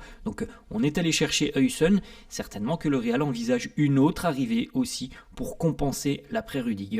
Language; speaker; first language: French; native; French